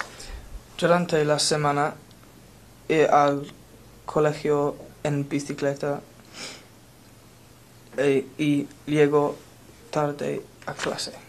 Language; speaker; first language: Spanish; non-native, learner; English